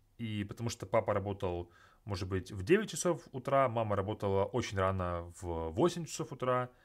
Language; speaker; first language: Russian; native; Russian